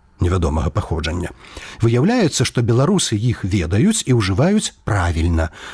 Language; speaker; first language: Belarusian; native; Belarusian